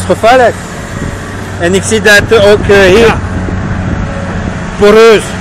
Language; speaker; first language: Dutch; non-native, learner; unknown